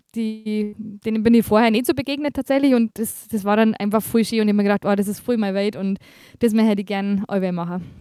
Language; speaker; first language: German; native; German